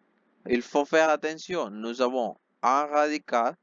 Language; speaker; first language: French; non-native, fluent; Spanish